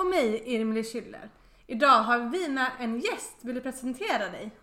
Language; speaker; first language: Swedish; native; Swedish